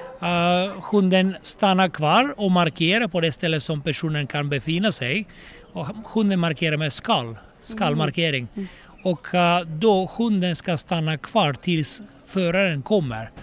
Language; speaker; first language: Swedish; non-native, fluent; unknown